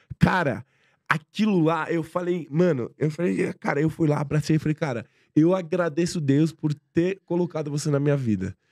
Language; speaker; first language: Portuguese; non-native, fluent; Persian